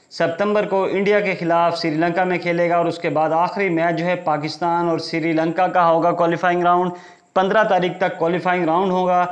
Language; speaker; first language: Urdu; native; Urdu